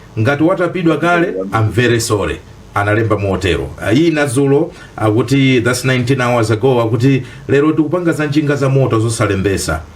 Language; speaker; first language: Nyanja; native; Nyanja